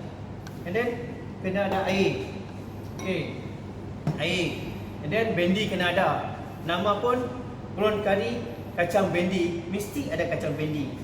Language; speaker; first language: Malay; native; Malay